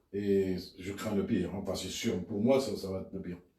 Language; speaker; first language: French; non-native, local second language; Arabic